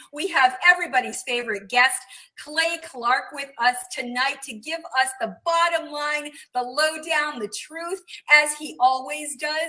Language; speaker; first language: English; native; English